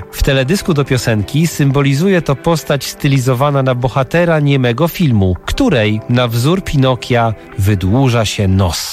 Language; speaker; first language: Polish; native; Polish